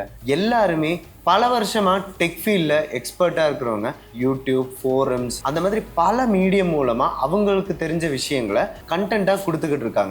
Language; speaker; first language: Tamil; native; Tamil